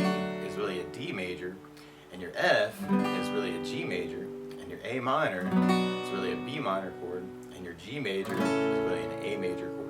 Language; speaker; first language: English; native; English